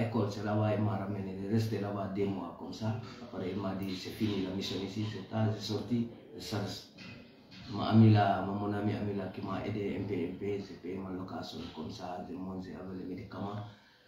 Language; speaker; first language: French; non-native, learner; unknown